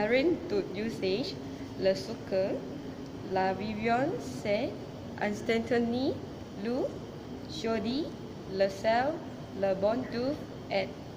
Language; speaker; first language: French; non-native, learner; Malay